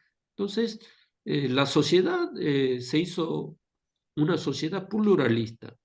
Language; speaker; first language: Spanish; non-native, fluent; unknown